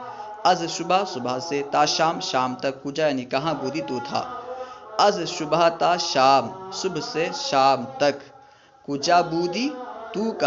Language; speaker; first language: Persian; non-native, fluent; Urdu